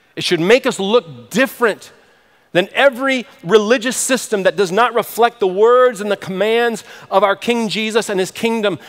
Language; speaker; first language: English; native; English